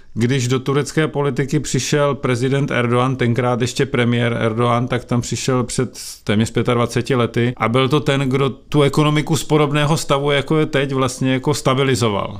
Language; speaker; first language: Czech; native; Czech